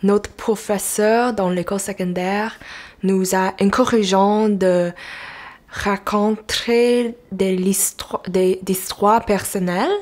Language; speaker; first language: French; non-native, local second language; English